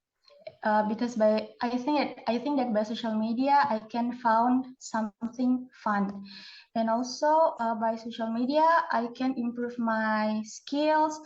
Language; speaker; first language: English; non-native, learner; Indonesian